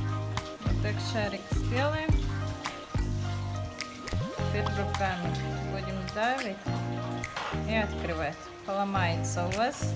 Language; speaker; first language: Russian; non-native, learner; Tajik